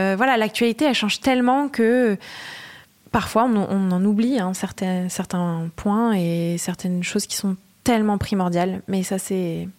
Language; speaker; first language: French; native; French